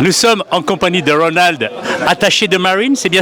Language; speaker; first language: French; native; French